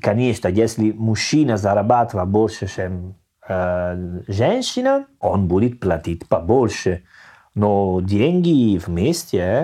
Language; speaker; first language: Russian; non-native, learner; Italian